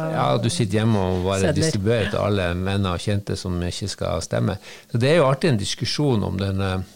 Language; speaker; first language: Norwegian; native; Norwegian